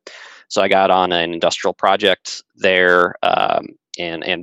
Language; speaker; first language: English; native; English